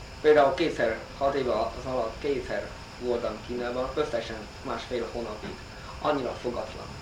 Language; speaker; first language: Hungarian; non-native, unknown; Chinese